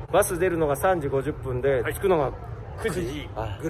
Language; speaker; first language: Japanese; native; Japanese